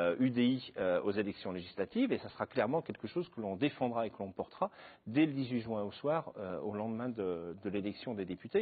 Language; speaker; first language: French; native; French